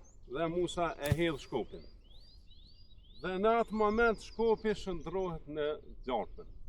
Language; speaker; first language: Albanian; native; Albanian